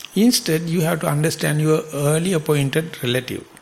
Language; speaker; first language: English; non-native, local second language; Sinhala